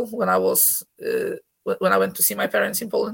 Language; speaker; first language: English; non-native, fluent; Polish